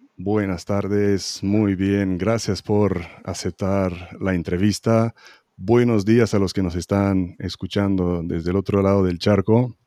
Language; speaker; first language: Spanish; non-native, fluent; Hebrew